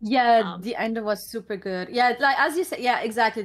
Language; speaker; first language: English; non-native, fluent; Arabic